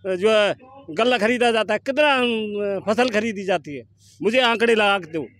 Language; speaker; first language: Hindi; native; Hindi